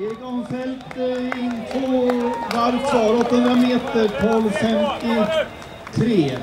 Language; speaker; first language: Swedish; native; Swedish